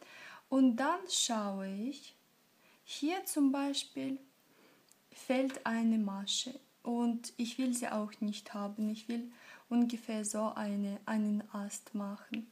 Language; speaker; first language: German; non-native, fluent; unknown